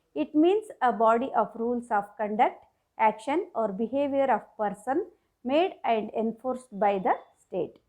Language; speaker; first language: English; non-native, local second language; Kannada